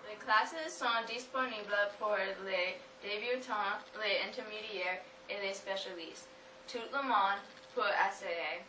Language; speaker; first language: French; non-native, learner; English